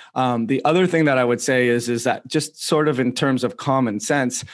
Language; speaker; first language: English; native; English